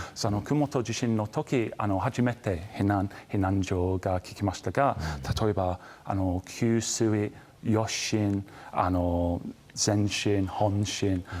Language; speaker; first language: Japanese; non-native, fluent; English